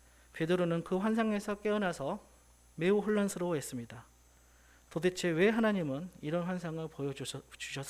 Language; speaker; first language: Korean; native; Korean